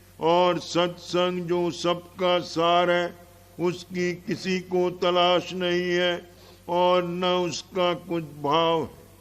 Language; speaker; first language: Hindi; native; Hindi